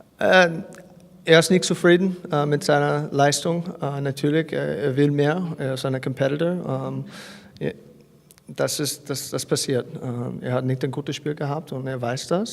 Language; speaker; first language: German; non-native, fluent; English